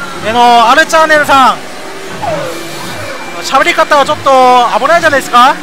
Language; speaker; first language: Japanese; non-native, learner; Korean